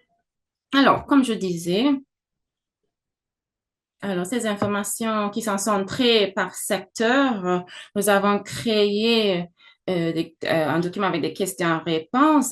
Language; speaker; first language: French; non-native, fluent; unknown